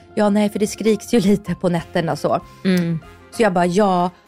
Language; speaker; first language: Swedish; non-native, fluent; Russian